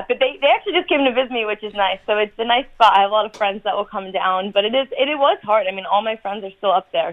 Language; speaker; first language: English; native; English